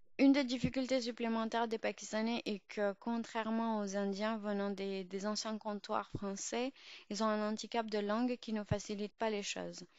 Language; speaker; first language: French; early bilingual, other home language; Urdu